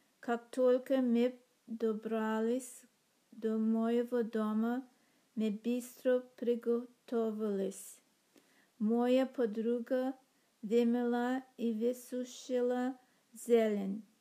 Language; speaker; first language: Russian; non-native, learner; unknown